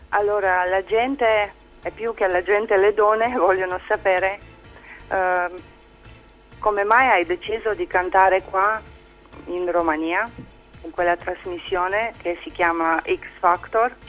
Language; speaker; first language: Italian; non-native, fluent; Romanian